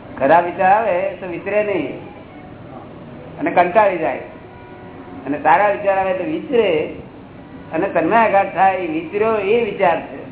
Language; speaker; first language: Gujarati; native; Gujarati